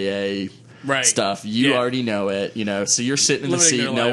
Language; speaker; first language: English; native; English